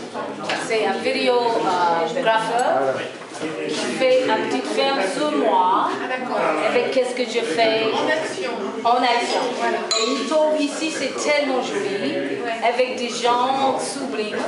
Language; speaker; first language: French; non-native, fluent; English